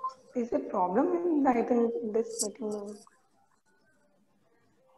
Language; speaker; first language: English; non-native, local second language; Hindi